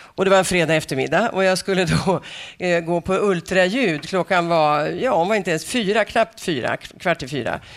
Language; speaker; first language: Swedish; native; Swedish